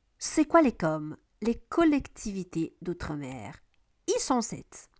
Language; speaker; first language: French; non-native, fluent; Italian